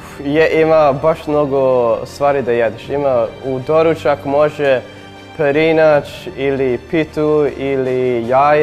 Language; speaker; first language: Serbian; early bilingual, heritage; English